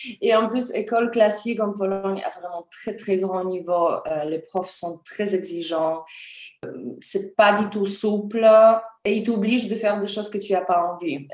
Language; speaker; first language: French; non-native, fluent; Polish